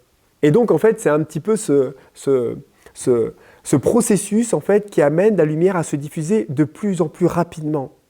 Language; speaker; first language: French; native; French